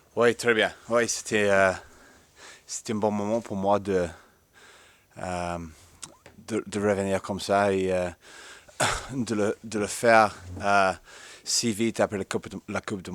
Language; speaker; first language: French; non-native, fluent; English